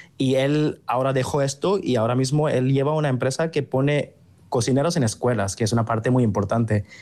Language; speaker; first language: Spanish; non-native, fluent; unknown